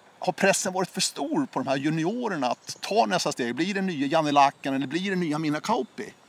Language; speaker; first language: Swedish; native; Swedish